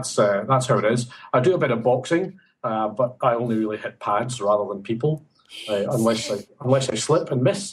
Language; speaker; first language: English; native; English